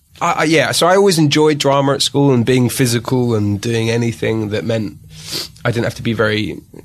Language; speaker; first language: English; native; English